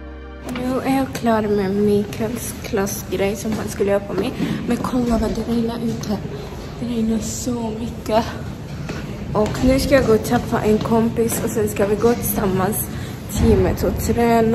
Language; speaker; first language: Swedish; non-native, fluent; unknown